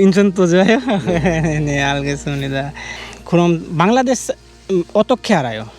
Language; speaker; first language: Korean; non-native, learner; Bangla